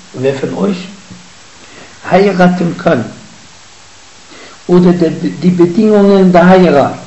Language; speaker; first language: German; non-native, fluent; Arabic